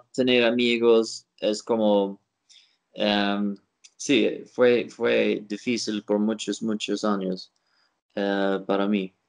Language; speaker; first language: Spanish; non-native, learner; Swedish